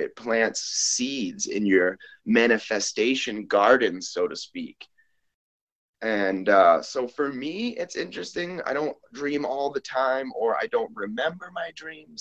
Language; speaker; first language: English; native; English